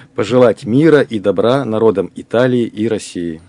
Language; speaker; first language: Russian; native; Russian